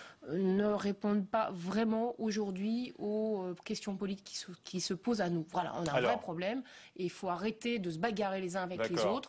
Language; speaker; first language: French; native; French